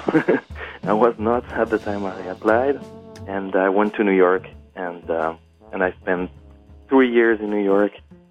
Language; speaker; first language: English; non-native, fluent; French